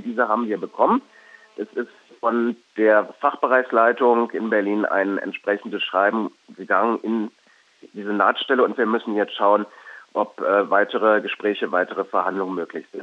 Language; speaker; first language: German; native; German